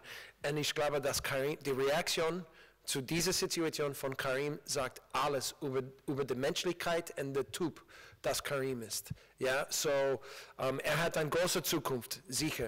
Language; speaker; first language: German; non-native, learner; English